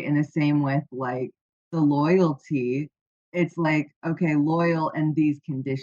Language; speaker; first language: English; native; English